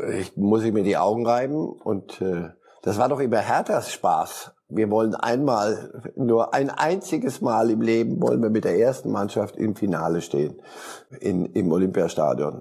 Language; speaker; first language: German; early bilingual, other home language; Polish